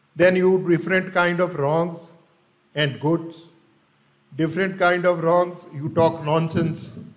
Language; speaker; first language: English; non-native, local second language; Punjabi